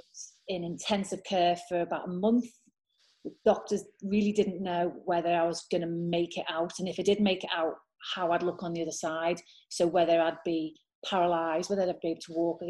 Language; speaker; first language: English; native; English